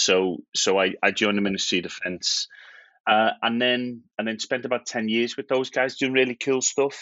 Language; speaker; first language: English; native; English